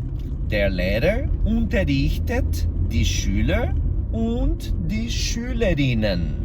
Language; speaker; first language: German; non-native, fluent; Portuguese